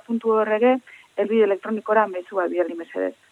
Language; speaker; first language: Basque; native; Basque